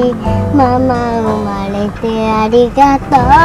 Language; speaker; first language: Japanese; early bilingual, heritage; Japanese